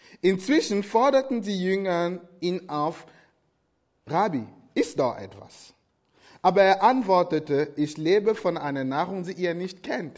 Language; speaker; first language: German; non-native, fluent; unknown